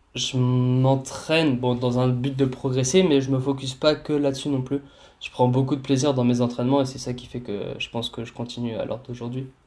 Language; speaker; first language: French; native; French